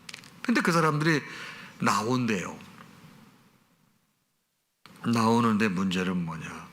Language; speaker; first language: Korean; native; Korean